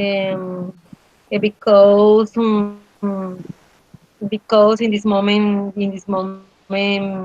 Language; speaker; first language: English; non-native, learner; Spanish